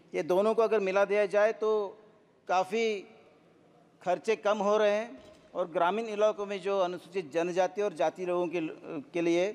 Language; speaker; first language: Hindi; non-native, local second language; Marathi